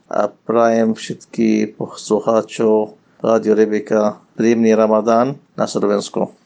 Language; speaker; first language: Slovak; non-native, learner; Arabic